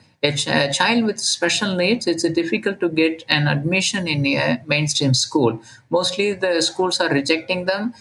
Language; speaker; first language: English; non-native, local second language; Tamil